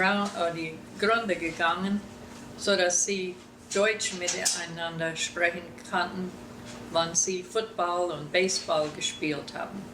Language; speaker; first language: German; early bilingual, heritage; German